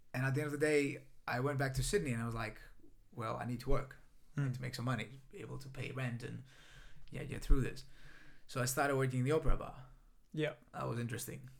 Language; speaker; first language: English; non-native, fluent; Greek